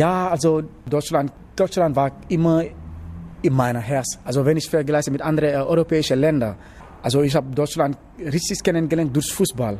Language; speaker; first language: German; non-native, learner; Wolof